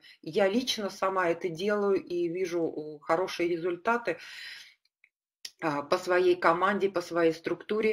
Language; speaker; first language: Russian; native; Russian